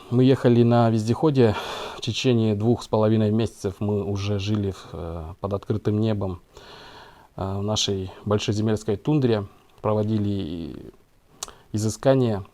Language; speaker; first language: Russian; non-native, local second language; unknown